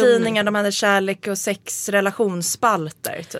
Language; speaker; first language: Swedish; native; Swedish